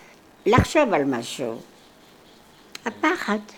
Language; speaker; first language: Hebrew; non-native, local second language; Polish